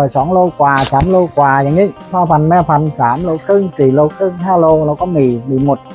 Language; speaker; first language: Thai; non-native, learner; Vietnamese